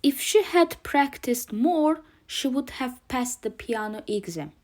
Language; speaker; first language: English; non-native, fluent; Azerbaijani